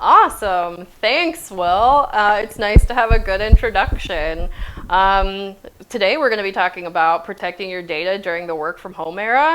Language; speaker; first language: English; native; English